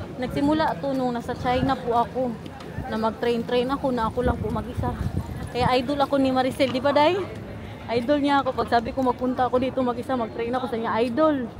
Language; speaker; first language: Filipino; non-native, local second language; Cebuano